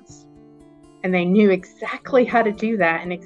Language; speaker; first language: English; native; English